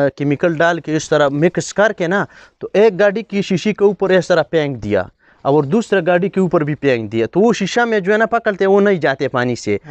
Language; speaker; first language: Urdu; non-native, local second language; Pashto